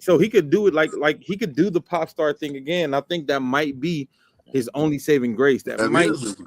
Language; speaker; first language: English; native; English